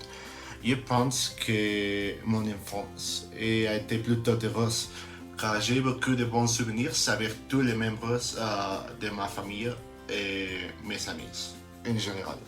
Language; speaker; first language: French; non-native, learner; Spanish